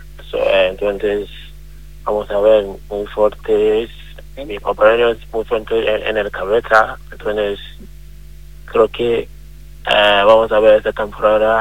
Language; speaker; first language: Spanish; non-native, learner; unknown